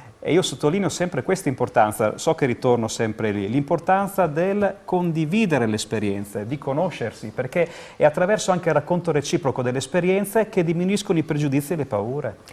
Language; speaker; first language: Italian; native; Italian